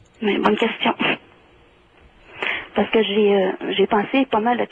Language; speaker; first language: French; native; French